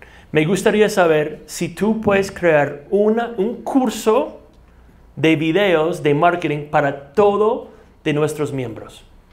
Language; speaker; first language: Spanish; non-native, fluent; English